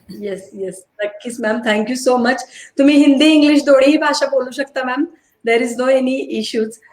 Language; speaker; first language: Marathi; native; Marathi